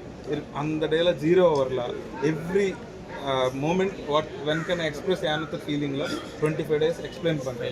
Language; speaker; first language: Tamil; non-native, local second language; Telugu